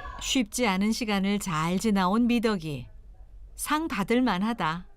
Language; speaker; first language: Korean; native; Korean